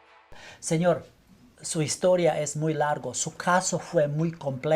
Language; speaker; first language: Spanish; non-native, learner; English